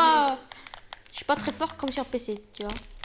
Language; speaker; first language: French; native; French